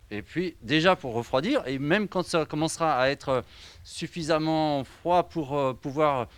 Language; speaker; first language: French; native; French